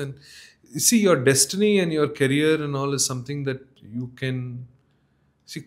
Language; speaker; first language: English; non-native, local second language; Telugu